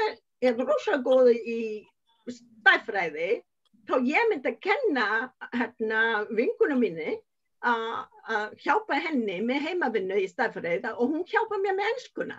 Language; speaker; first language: Icelandic; non-native, learner; Vietnamese